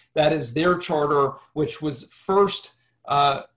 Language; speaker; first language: English; native; English